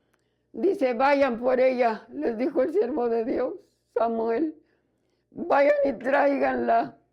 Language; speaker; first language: Spanish; native; Spanish